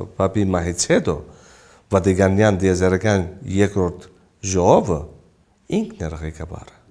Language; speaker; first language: Armenian; early bilingual, heritage; Armenian